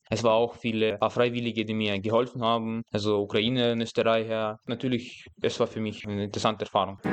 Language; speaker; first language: German; non-native, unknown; Russian